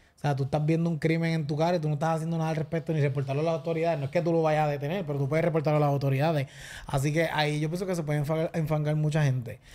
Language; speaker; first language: Spanish; native; Spanish